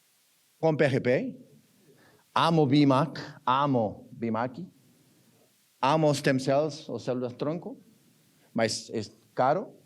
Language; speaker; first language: Portuguese; non-native, learner; Spanish